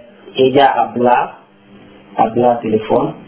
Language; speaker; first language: Spanish; non-native, learner; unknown